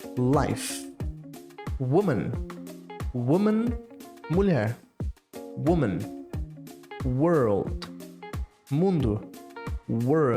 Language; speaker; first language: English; non-native, fluent; Portuguese